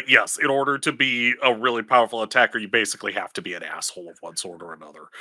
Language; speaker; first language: English; native; English